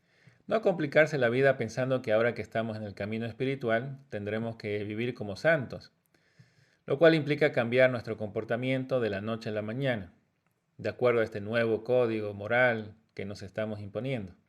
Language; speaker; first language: Spanish; native; Spanish